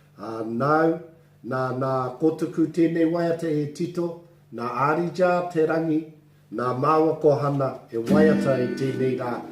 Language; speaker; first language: Māori; non-native, local second language; English